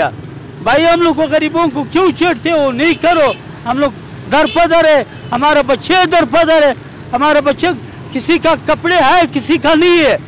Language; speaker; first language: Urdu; non-native, local second language; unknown